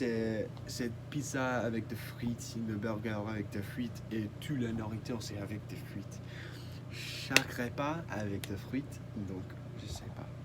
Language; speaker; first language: French; non-native, learner; English